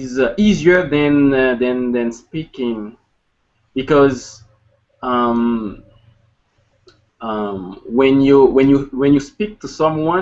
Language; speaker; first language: English; non-native, learner; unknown